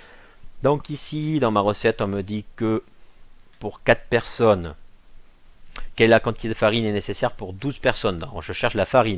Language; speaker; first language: French; native; French